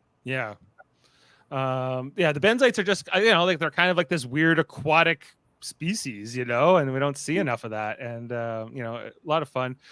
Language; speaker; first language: English; native; English